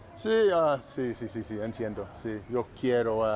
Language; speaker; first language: Spanish; non-native, learner; English